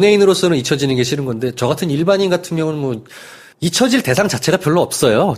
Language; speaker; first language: Korean; native; Korean